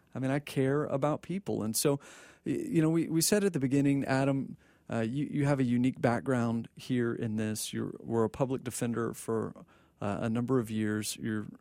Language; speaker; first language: English; native; English